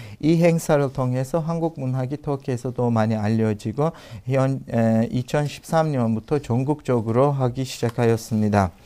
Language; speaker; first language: Korean; non-native, fluent; Turkish